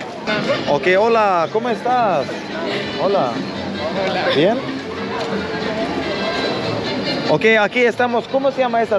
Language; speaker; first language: Spanish; non-native, learner; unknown